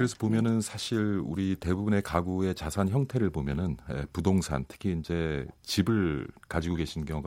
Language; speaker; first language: Korean; native; Korean